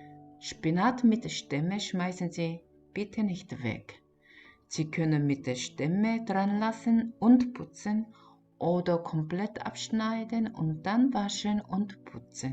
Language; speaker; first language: German; non-native, learner; Korean